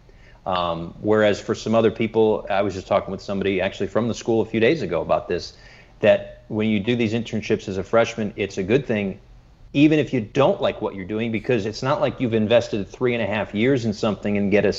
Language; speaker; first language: English; native; English